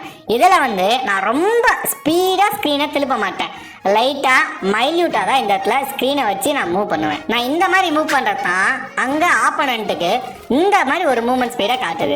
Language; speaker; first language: Tamil; native; Tamil